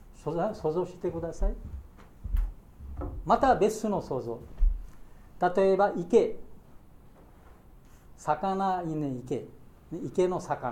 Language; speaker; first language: Japanese; non-native, learner; Bangla